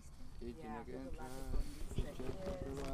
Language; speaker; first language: Spanish; non-native, local second language; Guarani